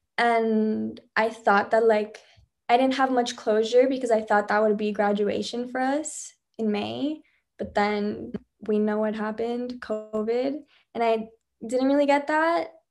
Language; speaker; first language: English; early bilingual, other home language; Spanish